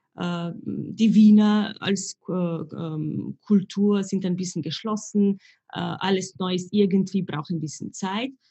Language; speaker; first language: German; non-native, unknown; Slovenian